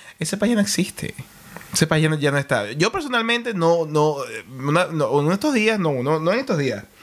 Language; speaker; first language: Spanish; native; Spanish